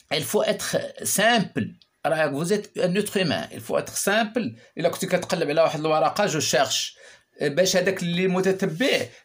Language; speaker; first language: French; non-native, local second language; Arabic